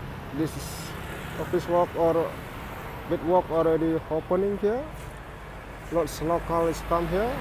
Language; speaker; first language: English; non-native, learner; Indonesian